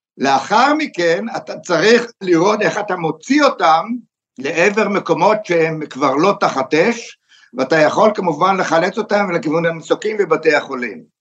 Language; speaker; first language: Hebrew; native; Hebrew